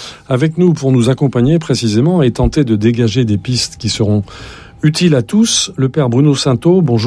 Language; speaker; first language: French; native; French